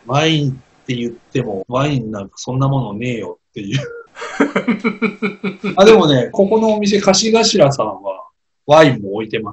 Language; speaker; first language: Japanese; native; Japanese